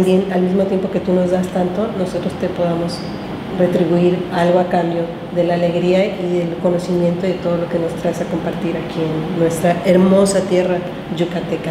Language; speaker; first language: Spanish; native; Spanish